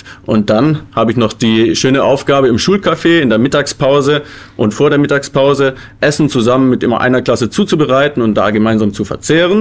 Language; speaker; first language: German; native; German